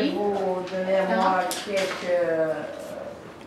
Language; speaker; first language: French; non-native, learner; Russian